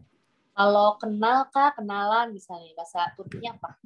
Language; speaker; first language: Indonesian; native; Indonesian